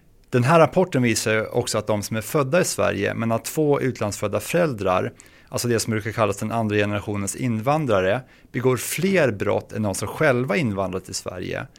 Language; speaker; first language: Swedish; native; Swedish